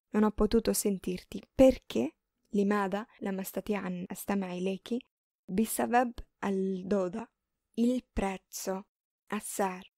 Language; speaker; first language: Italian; non-native, fluent; Arabic